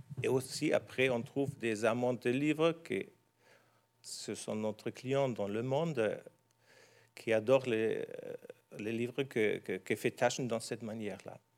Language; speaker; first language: French; non-native, fluent; German